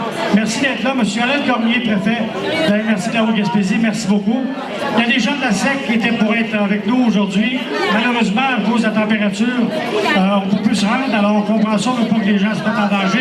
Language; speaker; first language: French; native; French